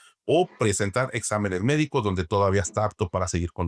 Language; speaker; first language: Spanish; native; Spanish